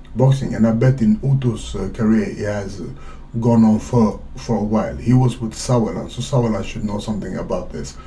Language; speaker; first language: English; non-native, fluent; Swedish